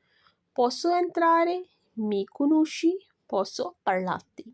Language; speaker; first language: Italian; non-native, fluent; Urdu